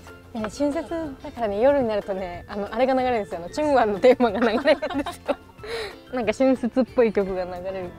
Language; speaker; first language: Japanese; native; Japanese